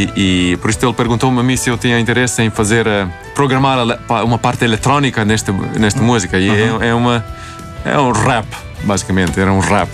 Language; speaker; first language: Portuguese; non-native, fluent; Swedish